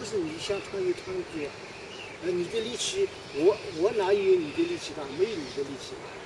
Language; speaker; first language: Chinese; native; Chinese